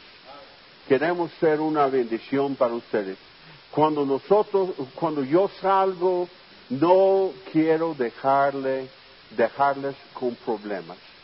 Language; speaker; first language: Spanish; non-native, fluent; English